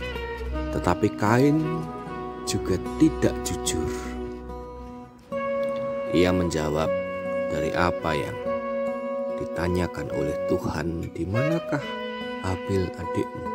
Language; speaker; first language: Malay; non-native, local second language; Javanese